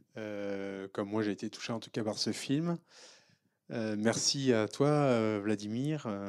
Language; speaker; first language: French; native; French